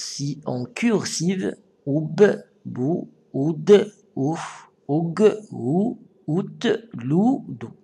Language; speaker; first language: French; non-native, local second language; Arabic